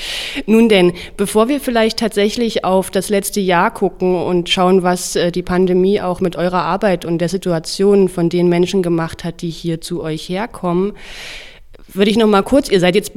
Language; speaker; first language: German; native; German